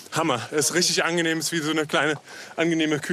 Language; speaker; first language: German; native; German